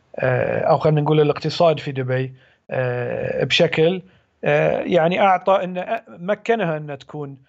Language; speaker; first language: Arabic; native; Arabic